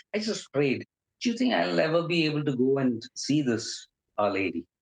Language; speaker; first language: English; non-native, local second language; Malayalam